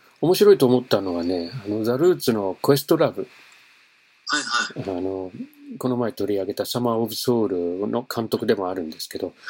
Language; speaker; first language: Japanese; non-native, fluent; English